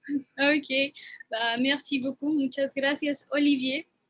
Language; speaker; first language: French; non-native, fluent; Spanish